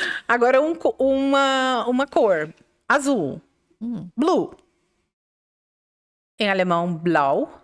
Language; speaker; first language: Portuguese; non-native, fluent; Dutch